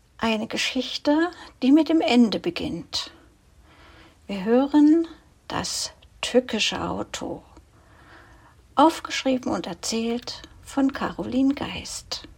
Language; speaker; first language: German; native; German